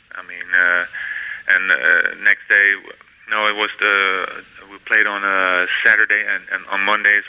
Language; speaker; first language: English; non-native, fluent; Dutch